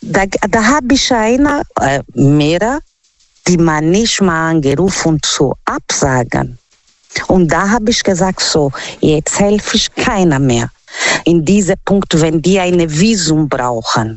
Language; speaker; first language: German; non-native, learner; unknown